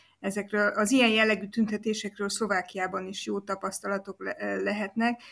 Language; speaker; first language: Hungarian; native; Hungarian